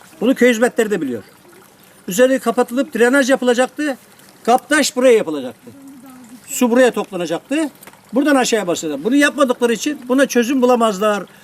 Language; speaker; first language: Turkish; native; Turkish